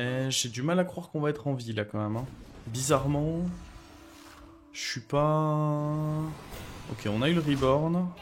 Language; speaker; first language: French; native; French